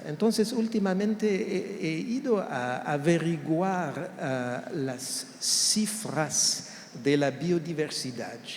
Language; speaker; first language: Spanish; non-native, fluent; French